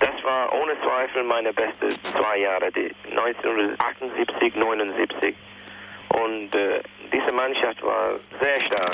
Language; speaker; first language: German; non-native, fluent; English